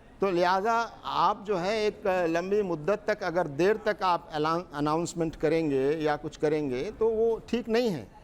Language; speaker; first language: Urdu; native; Urdu